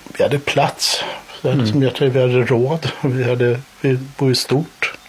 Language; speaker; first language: Swedish; native; Swedish